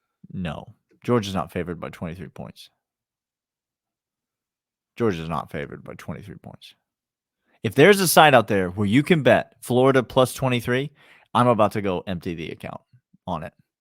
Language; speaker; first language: English; native; English